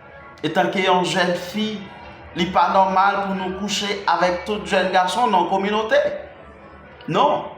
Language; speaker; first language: French; non-native, learner; Haitian Creole